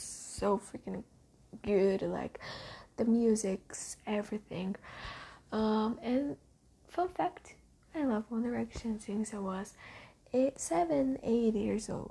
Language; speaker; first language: English; non-native, learner; Portuguese